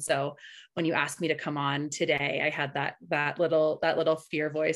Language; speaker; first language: English; early bilingual, other home language; Spanish